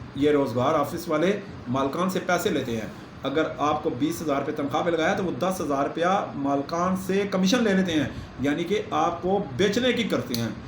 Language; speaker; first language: Urdu; non-native, local second language; Pashto